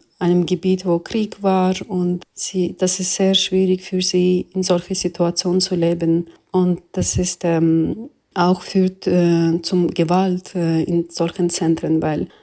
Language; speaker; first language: German; non-native, fluent; Azerbaijani